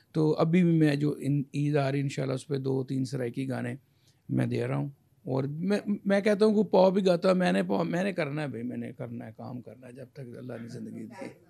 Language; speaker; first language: Urdu; non-native, local second language; Punjabi